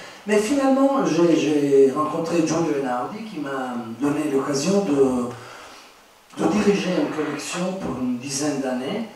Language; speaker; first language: French; non-native, fluent; Italian